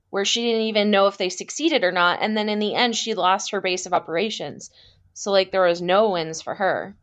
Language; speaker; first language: English; native; English